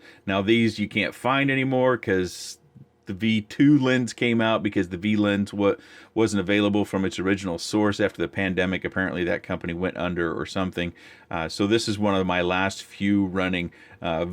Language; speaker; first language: English; native; English